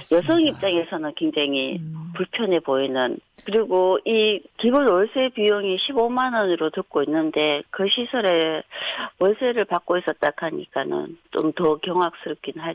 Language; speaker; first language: Korean; native; Korean